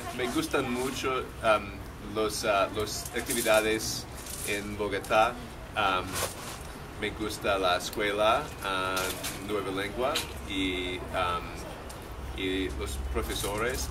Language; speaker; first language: Spanish; non-native, learner; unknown